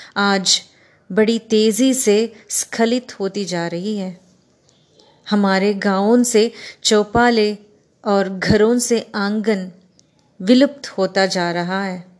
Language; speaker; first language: Hindi; non-native, local second language; Kannada